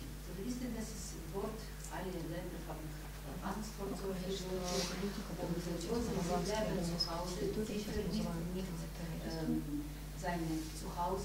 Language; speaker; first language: German; non-native, learner; Russian